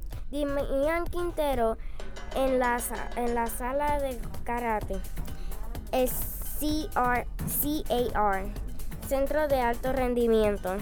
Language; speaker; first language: Spanish; early bilingual, other home language; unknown